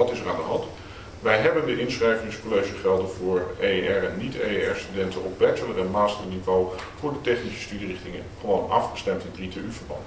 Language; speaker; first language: Dutch; native; Dutch